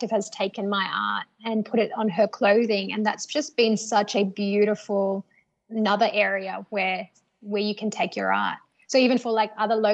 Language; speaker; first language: English; native; English